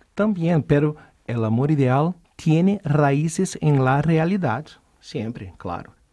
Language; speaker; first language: Spanish; non-native, fluent; Portuguese